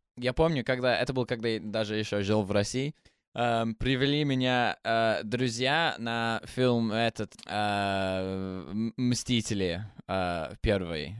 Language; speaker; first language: Russian; non-native, fluent; English